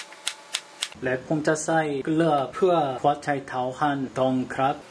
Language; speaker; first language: Thai; non-native, learner; Korean